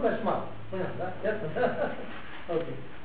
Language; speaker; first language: Russian; non-native, learner; Tibetan